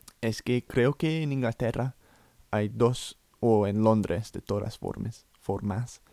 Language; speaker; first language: Spanish; non-native, fluent; English